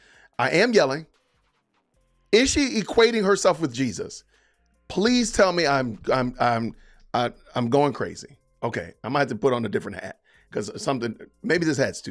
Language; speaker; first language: English; native; English